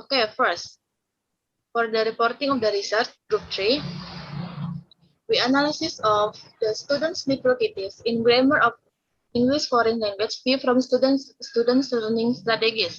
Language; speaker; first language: English; non-native, learner; Indonesian